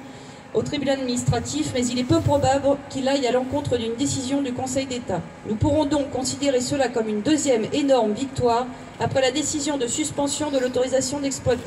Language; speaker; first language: French; native; French